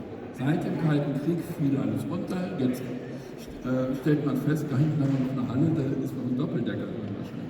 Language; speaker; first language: German; native; German